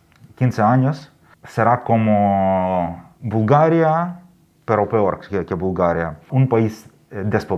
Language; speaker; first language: Spanish; non-native, fluent; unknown